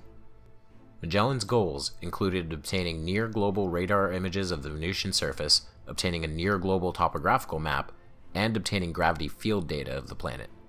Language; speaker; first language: English; native; English